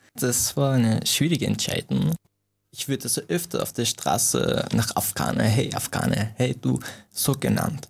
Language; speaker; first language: German; non-native, fluent; Persian